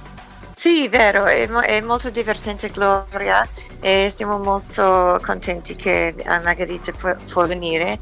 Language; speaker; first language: Italian; early bilingual, heritage; English